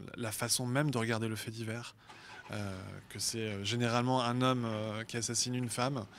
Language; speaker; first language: French; native; French